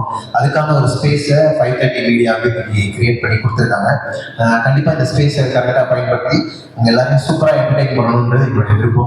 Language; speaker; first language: Tamil; native; Tamil